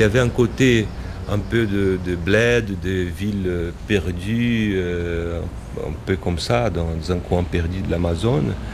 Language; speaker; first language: French; non-native, fluent; Portuguese